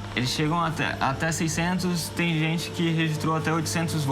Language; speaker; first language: Portuguese; native; Portuguese